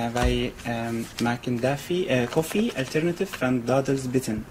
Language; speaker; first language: Dutch; non-native, learner; Arabic